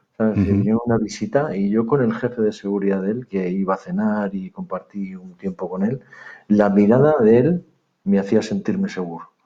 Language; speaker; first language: Spanish; native; Spanish